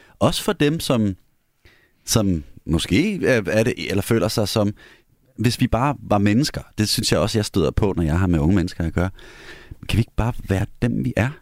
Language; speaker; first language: Danish; native; Danish